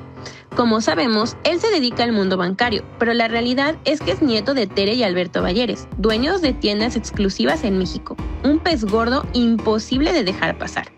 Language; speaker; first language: Spanish; native; Spanish